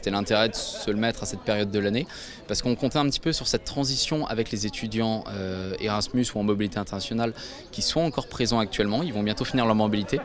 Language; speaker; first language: French; native; French